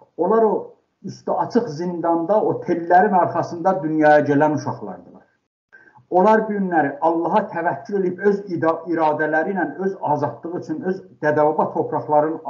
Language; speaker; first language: Azerbaijani; non-native, local second language; Talysh